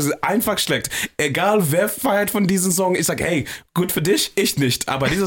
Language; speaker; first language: German; non-native, fluent; English